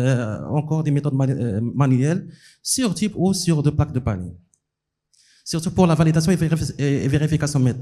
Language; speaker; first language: French; non-native, local second language; Arabic